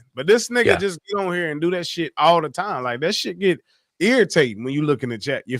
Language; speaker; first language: English; native; English